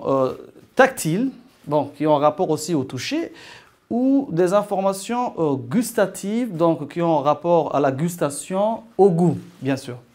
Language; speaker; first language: French; non-native, local second language; Arabic